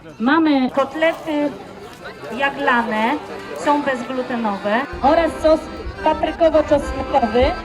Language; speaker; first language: Polish; native; Polish